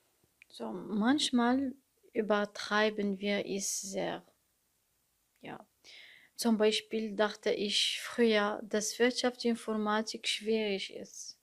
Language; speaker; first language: German; non-native, learner; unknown